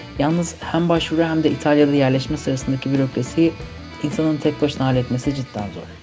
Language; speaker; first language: Turkish; native; Turkish